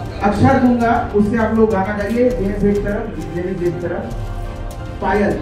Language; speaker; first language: Hindi; native; Hindi